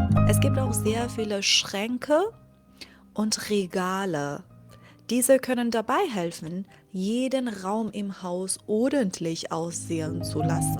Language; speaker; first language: German; non-native, fluent; Persian